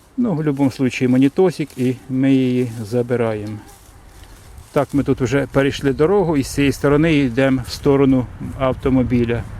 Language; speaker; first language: Ukrainian; native; Ukrainian